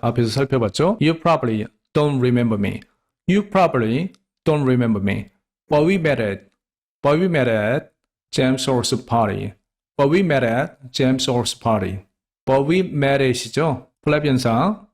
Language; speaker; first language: English; non-native, fluent; Korean